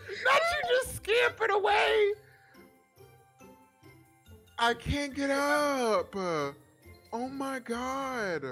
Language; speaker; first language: English; native; English